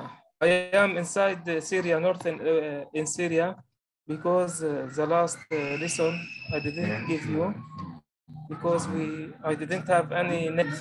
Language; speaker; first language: English; non-native, learner; Arabic